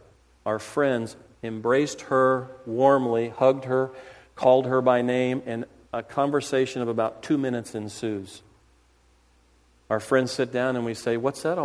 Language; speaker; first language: English; native; English